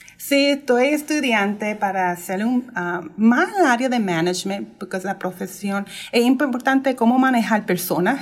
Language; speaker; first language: Spanish; early bilingual, heritage; Spanish